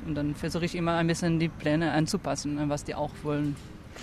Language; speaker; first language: German; non-native, fluent; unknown